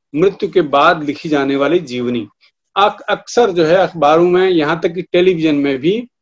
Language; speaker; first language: Hindi; native; Hindi